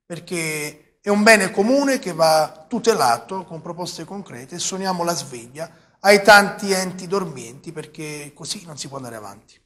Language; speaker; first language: Italian; native; Italian